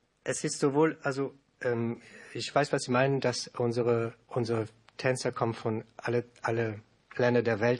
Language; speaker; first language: German; non-native, learner; French